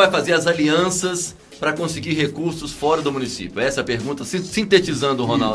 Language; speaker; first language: Portuguese; native; Portuguese